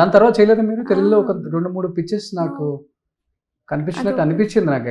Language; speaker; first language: Telugu; native; Telugu